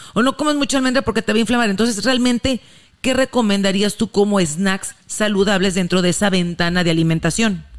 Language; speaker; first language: Spanish; native; Spanish